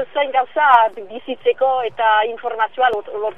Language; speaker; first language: Basque; non-native, local second language; French